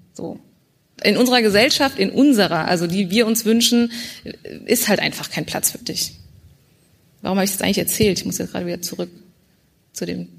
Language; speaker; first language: German; early bilingual, other home language; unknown